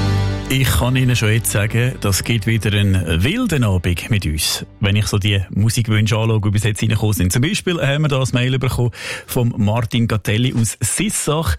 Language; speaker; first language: German; native; German